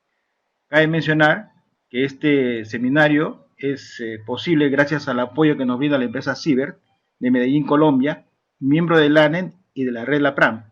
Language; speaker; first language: Spanish; native; Spanish